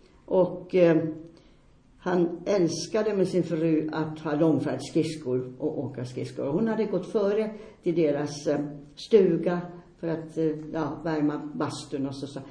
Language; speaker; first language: Swedish; non-native, fluent; Finnish